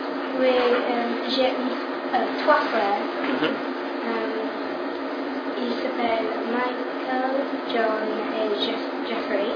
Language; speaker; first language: French; non-native, learner; English